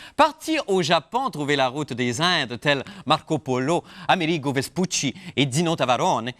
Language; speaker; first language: French; native; French